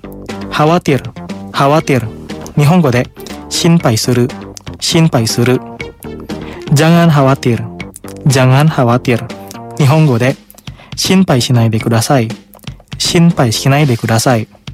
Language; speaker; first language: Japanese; non-native, fluent; Indonesian